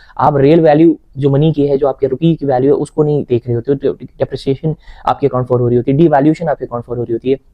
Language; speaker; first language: Urdu; native; Urdu